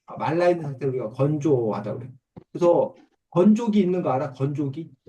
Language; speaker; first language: Korean; native; Korean